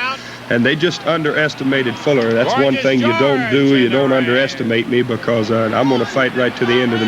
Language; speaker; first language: English; native; English